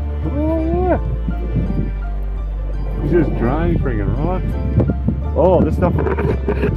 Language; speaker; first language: English; native; English